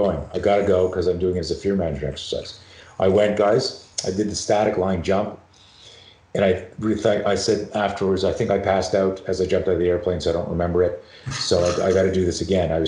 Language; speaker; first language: English; native; English